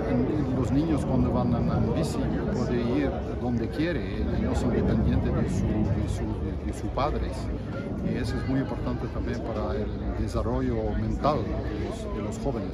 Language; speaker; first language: Spanish; non-native, fluent; Dutch